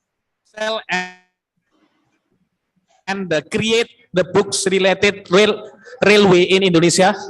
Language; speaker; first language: English; non-native, learner; Indonesian